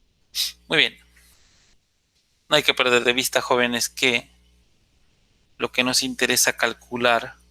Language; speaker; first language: Spanish; native; Spanish